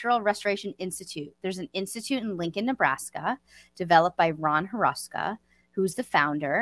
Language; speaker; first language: English; native; English